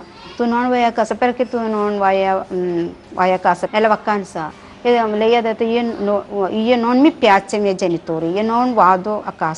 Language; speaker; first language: Italian; non-native, learner; Malayalam